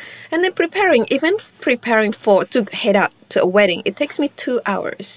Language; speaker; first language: English; non-native, local second language; Chinese